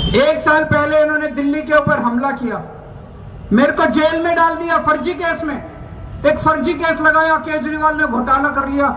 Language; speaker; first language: Hindi; native; Hindi